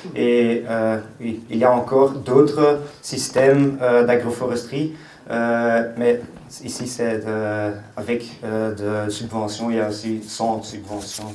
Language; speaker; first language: French; non-native, local second language; Dutch